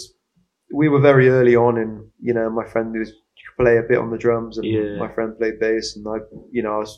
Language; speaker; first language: English; native; English